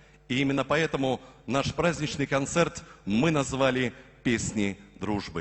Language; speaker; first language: Russian; native; Russian